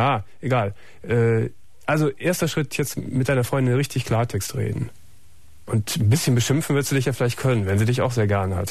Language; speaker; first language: German; native; German